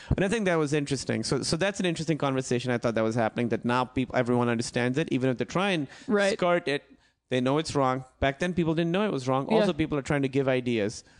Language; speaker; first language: English; non-native, local second language; Urdu